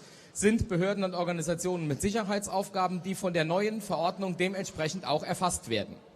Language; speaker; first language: German; native; German